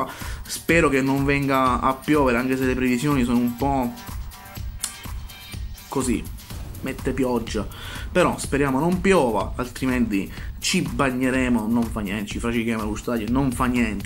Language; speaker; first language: Italian; native; Italian